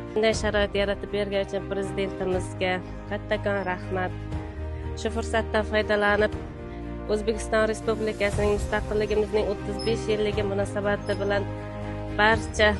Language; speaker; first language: Uzbek; native; Uzbek